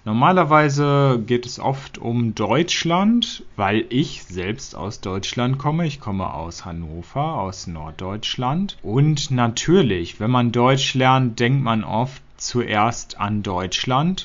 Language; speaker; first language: German; native; German